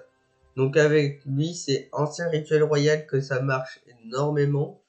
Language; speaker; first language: French; native; French